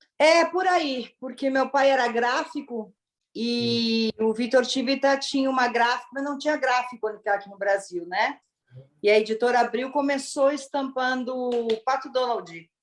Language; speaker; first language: Portuguese; early bilingual, other home language; Italian